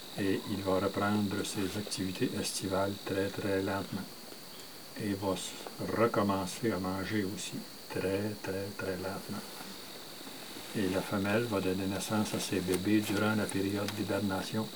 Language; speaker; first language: French; native; French